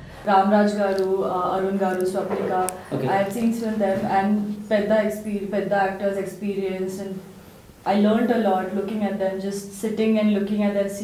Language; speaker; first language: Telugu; non-native, learner; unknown